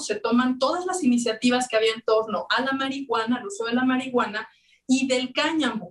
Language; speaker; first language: Spanish; native; Spanish